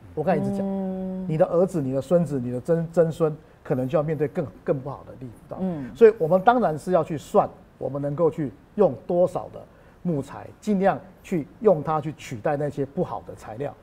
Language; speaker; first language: Chinese; native; Chinese